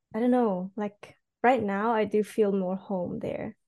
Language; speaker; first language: English; non-native, fluent; Cantonese